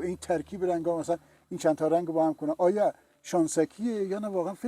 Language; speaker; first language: Persian; native; Persian